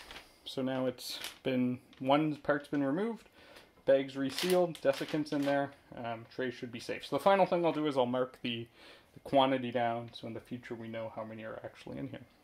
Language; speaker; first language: English; native; English